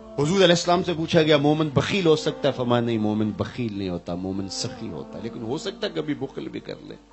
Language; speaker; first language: Urdu; non-native, local second language; Punjabi